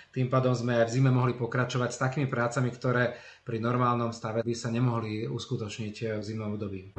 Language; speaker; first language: Slovak; native; Slovak